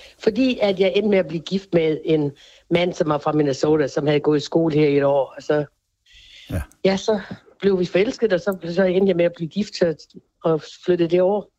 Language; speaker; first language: Danish; native; Danish